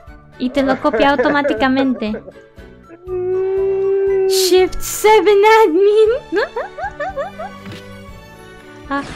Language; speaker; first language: Spanish; early bilingual, heritage; Spanish